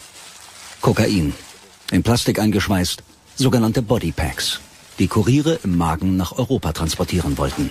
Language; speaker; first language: German; native; German